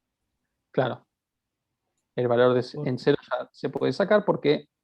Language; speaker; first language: Spanish; native; Spanish